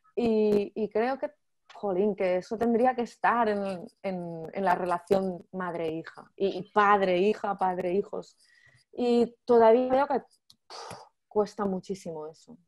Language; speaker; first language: Spanish; native; Spanish